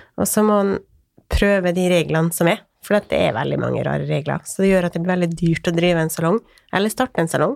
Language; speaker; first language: Norwegian; native; Norwegian